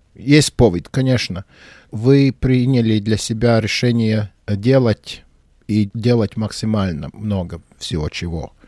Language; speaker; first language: Russian; non-native, local second language; Latvian